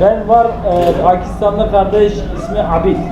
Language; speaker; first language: Turkish; non-native, learner; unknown